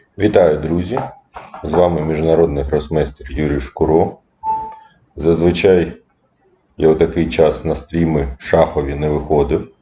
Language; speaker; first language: Ukrainian; non-native, local second language; Russian